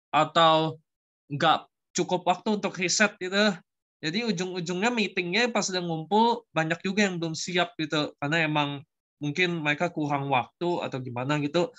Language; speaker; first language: Indonesian; native; Indonesian